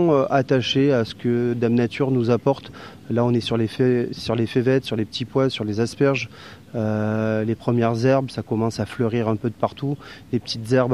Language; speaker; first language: French; native; French